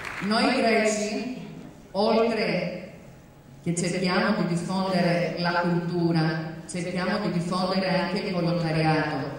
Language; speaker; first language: Italian; non-native, fluent; Greek